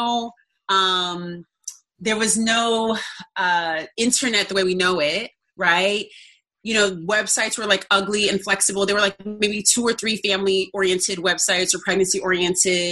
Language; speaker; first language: English; native; English